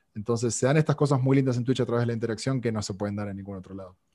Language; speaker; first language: Spanish; native; Spanish